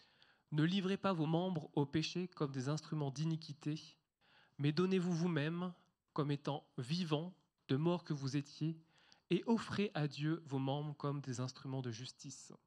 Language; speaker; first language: French; native; French